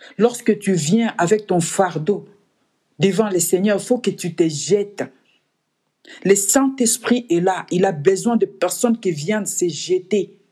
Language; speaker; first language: French; non-native, local second language; Lingala